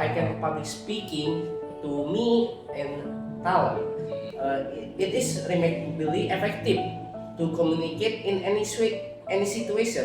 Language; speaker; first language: English; non-native, learner; Indonesian